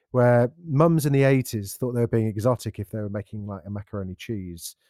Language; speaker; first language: English; native; English